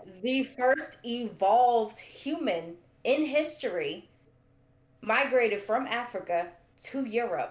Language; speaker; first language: English; native; English